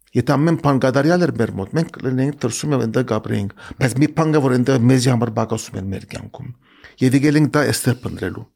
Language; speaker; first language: Armenian; early bilingual, heritage; Armenian